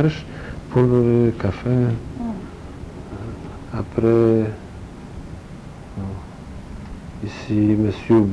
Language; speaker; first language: French; non-native, learner; Polish